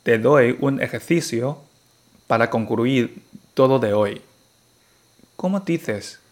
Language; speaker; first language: Spanish; non-native, fluent; Chinese